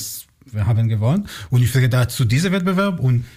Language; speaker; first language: German; non-native, learner; Hebrew